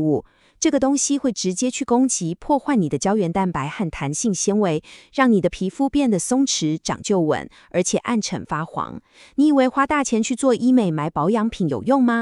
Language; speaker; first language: Chinese; native; Chinese